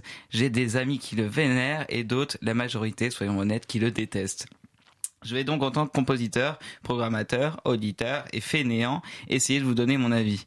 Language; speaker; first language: French; native; French